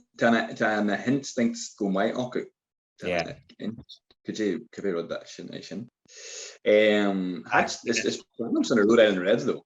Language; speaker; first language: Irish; non-native, local second language; English